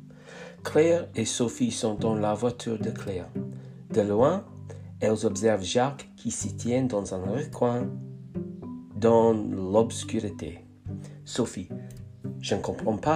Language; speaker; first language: French; non-native, learner; English